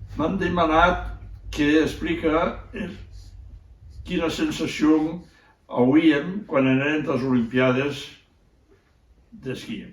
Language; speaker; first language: Catalan; non-native, local second language; Occitan